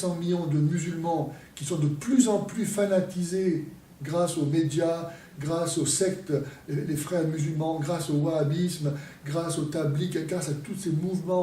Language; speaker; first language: French; native; French